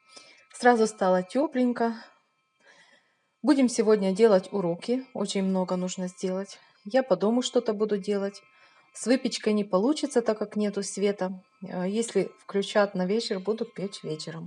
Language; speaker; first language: Russian; native; Russian